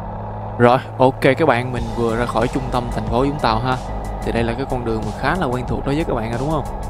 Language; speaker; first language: Vietnamese; native; Vietnamese